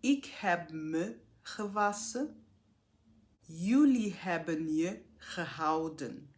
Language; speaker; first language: Dutch; non-native, fluent; Portuguese